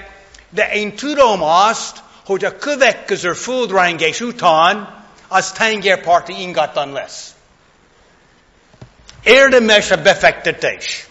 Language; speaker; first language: Hungarian; non-native, fluent; English